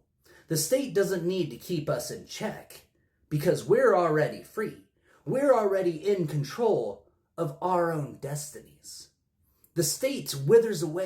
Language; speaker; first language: English; native; English